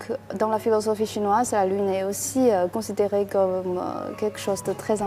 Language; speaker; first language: French; non-native, fluent; Chinese